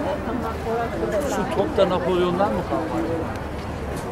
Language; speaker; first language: Turkish; native; Turkish